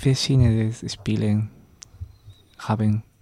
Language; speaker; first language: German; non-native, learner; Spanish